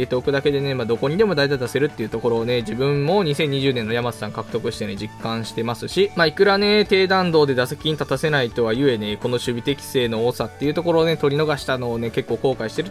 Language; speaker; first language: Japanese; native; Japanese